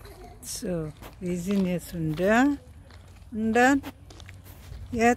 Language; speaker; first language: German; non-native, learner; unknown